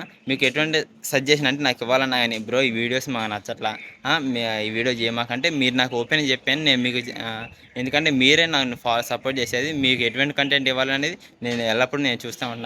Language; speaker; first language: Telugu; native; Telugu